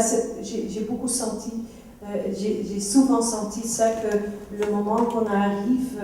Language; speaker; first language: French; non-native, local second language; Dutch